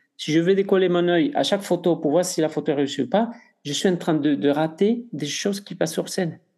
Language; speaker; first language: French; non-native, fluent; Spanish